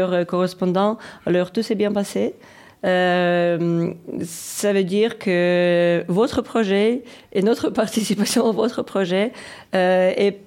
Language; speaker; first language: French; non-native, fluent; Ukrainian